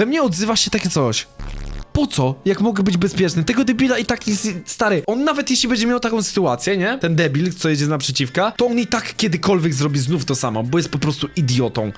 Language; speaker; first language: Polish; native; Polish